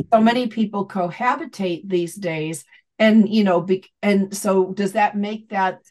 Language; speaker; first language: English; native; English